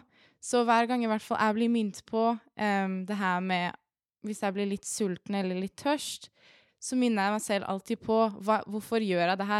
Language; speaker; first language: Norwegian; early bilingual, other home language; Persian